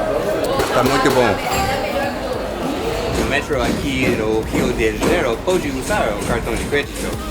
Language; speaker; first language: Portuguese; non-native, fluent; English